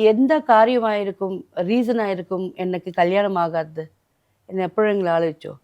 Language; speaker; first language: Malayalam; non-native, local second language; Tamil